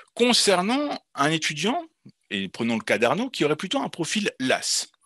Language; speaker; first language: French; native; French